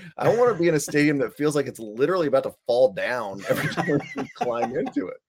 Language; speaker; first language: English; native; English